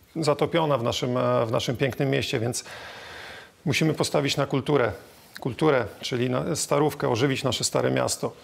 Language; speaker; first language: Polish; native; Polish